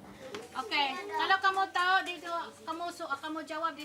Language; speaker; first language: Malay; non-native, fluent; Filipino